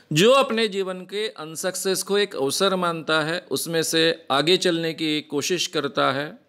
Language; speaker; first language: Hindi; non-native, local second language; Marathi